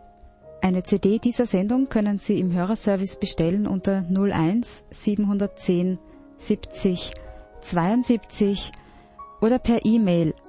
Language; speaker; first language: German; native; German